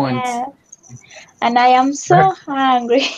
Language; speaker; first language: English; non-native, learner; Spanish